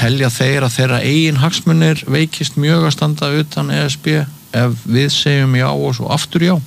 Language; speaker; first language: Icelandic; native; Icelandic